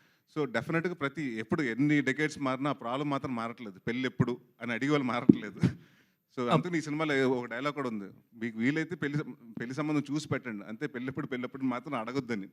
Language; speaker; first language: Telugu; native; Telugu